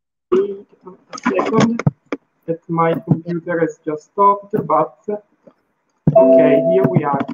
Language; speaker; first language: English; non-native, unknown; Italian